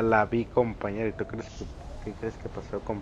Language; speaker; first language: Spanish; native; Spanish